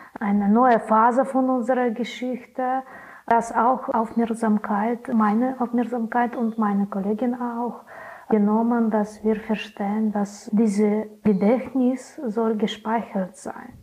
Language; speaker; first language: German; non-native, learner; Belarusian